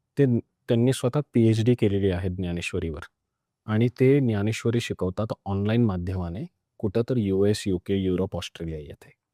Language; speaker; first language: Marathi; non-native, local second language; Punjabi